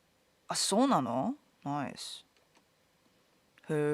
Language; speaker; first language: Japanese; native; Japanese